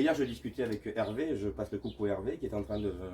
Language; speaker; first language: French; native; French